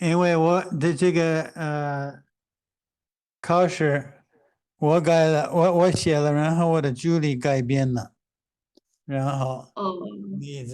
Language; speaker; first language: Chinese; non-native, fluent; English